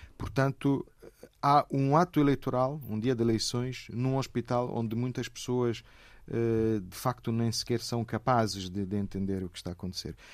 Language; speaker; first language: Portuguese; non-native, fluent; Italian